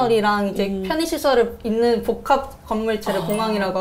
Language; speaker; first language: Korean; native; Korean